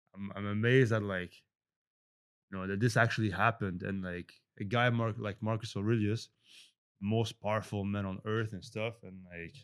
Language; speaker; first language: English; non-native, fluent; French